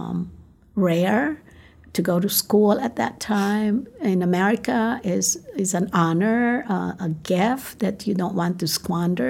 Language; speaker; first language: English; non-native, local second language; Filipino